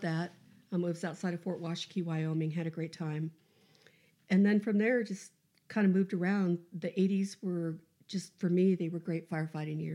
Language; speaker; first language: English; native; English